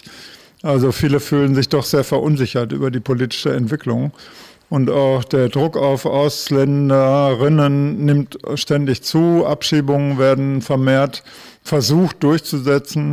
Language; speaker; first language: German; native; German